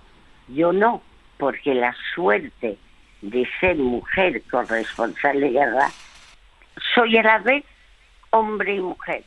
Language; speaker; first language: Spanish; early bilingual, other home language; French